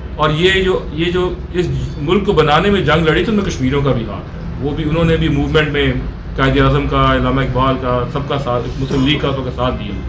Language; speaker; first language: Urdu; non-native, local second language; Punjabi